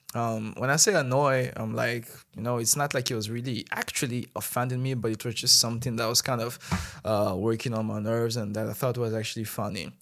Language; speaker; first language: English; non-native, fluent; Malagasy